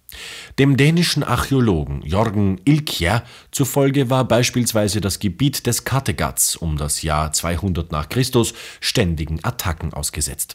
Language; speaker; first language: German; native; German